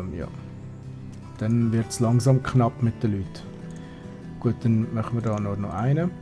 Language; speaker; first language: German; native; German